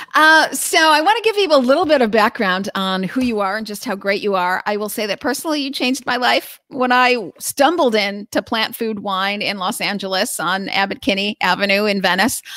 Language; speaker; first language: English; native; English